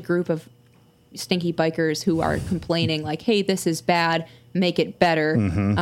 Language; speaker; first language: English; native; English